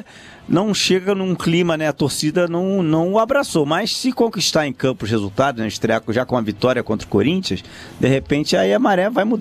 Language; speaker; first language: Portuguese; native; Portuguese